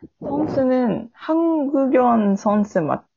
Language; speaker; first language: Korean; non-native, learner; Japanese